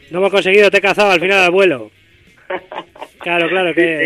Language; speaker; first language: Spanish; native; Spanish